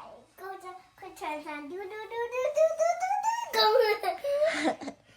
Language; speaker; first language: Chinese; early bilingual, heritage; Cantonese